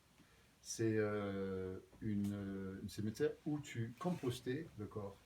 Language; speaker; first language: French; non-native, fluent; Danish